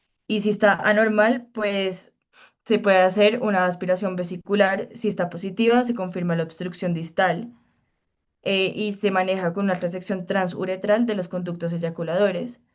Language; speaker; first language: Spanish; native; Spanish